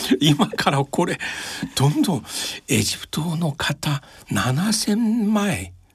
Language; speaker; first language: Japanese; non-native, fluent; Chinese